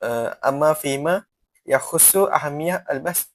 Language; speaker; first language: Arabic; non-native, learner; Malay